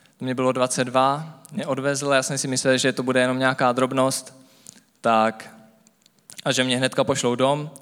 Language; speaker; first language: Czech; native; Czech